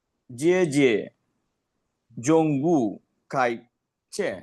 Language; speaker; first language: Chinese; non-native, learner; Tamil